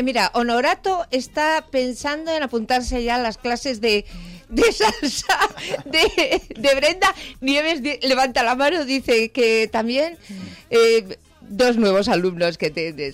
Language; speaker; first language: Spanish; native; Spanish